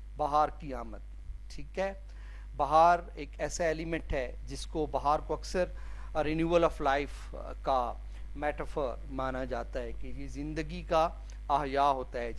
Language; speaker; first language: Urdu; non-native, local second language; Saraiki